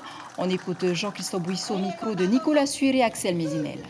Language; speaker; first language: French; native; French